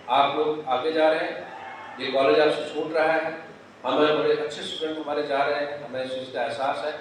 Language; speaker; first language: Urdu; native; Urdu